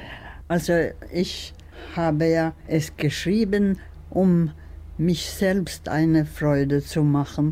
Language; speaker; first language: German; non-native, fluent; Swedish